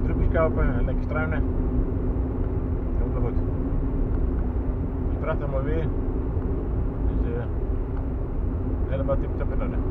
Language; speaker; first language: Dutch; native; Dutch